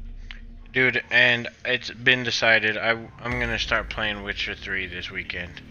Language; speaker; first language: English; native; English